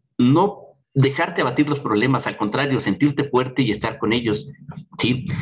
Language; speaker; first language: Spanish; native; Spanish